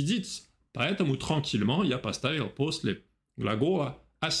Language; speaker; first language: Russian; non-native, fluent; French